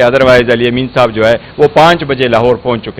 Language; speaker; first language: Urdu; non-native, local second language; Pashto